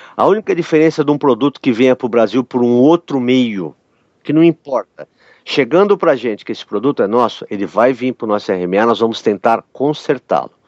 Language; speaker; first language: Portuguese; native; Portuguese